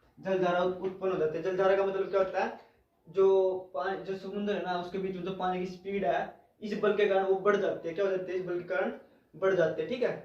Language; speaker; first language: Hindi; native; Hindi